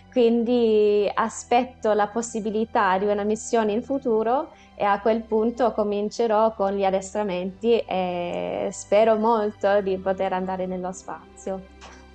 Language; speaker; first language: Italian; non-native, fluent; English